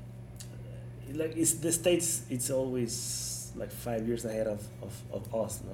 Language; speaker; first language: English; non-native, fluent; Spanish